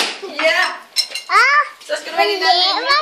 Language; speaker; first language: Danish; native; Danish